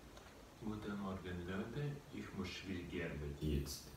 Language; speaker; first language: German; non-native, learner; Russian